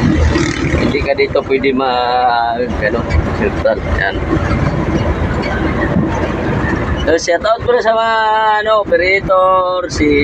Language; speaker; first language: Filipino; non-native, local second language; Hiligaynon